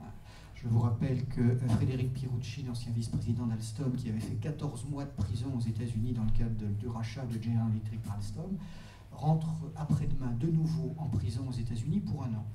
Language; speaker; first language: French; native; French